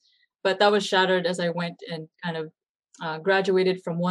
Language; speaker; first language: English; early bilingual, other home language; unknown